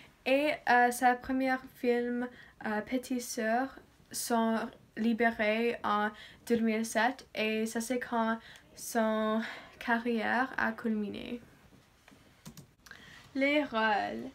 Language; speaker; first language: French; non-native, learner; English